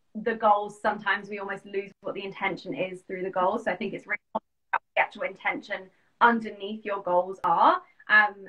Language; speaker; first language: English; native; English